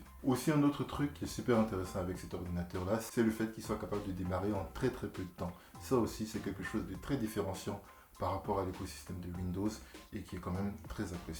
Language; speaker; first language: French; native; French